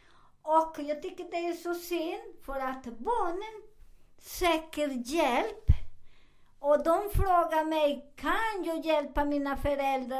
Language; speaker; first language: Swedish; non-native, learner; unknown